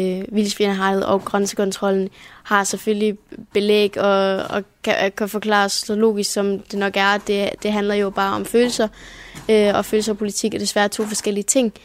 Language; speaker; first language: Danish; early bilingual, heritage; Danish